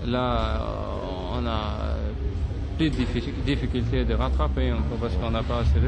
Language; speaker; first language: French; non-native, fluent; Swedish